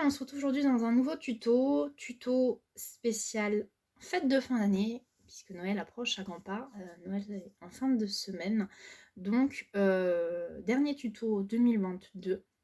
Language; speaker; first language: French; native; French